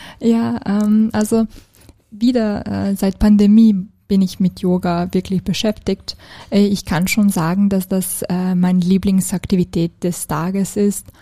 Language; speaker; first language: German; non-native, fluent; Serbian